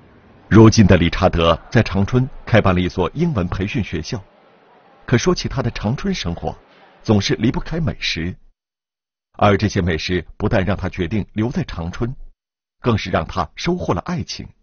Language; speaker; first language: Chinese; native; Chinese